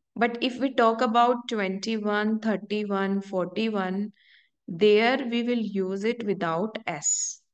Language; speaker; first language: English; non-native, local second language; Hindi